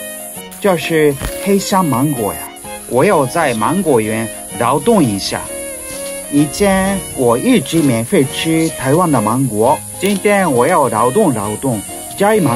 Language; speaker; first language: Chinese; non-native, fluent; Japanese